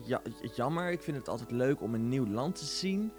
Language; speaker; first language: Dutch; native; Dutch